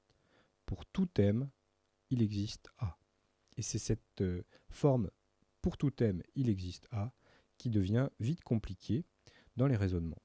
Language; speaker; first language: French; native; French